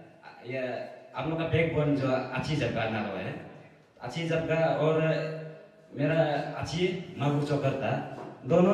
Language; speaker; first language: Hindi; non-native, local second language; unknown